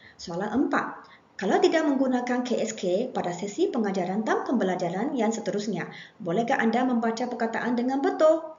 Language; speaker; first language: Malay; non-native, local second language; Chinese